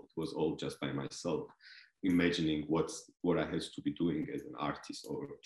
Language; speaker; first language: English; non-native, fluent; Georgian